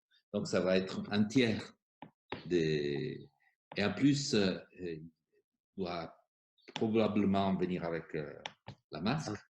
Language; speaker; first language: French; non-native, fluent; Italian